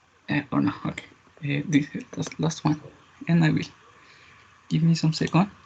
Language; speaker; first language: English; non-native, learner; Spanish